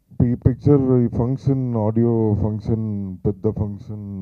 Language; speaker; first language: Telugu; non-native, learner; Tamil